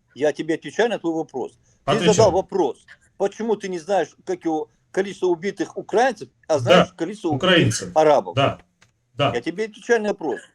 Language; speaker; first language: Russian; native; Russian